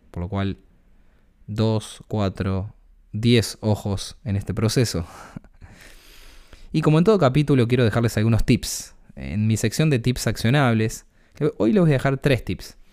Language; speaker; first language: Spanish; native; Spanish